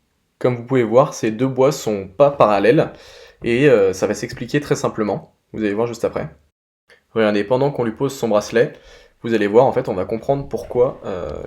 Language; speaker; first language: French; native; French